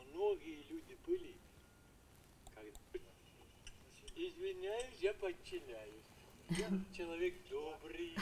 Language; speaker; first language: Russian; non-native, local second language; Karachay-Balkar